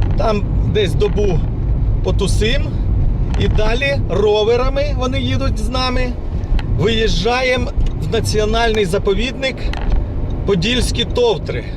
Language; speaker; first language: Ukrainian; non-native, local second language; Russian